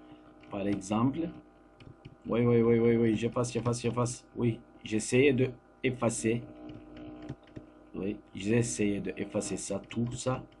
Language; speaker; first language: French; non-native, fluent; Turkish